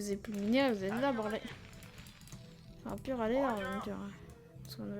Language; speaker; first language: French; native; French